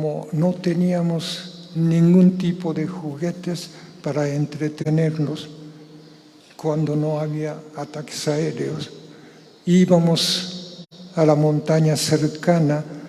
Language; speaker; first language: Spanish; non-native, fluent; Japanese